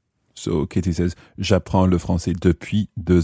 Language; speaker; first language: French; non-native, fluent; English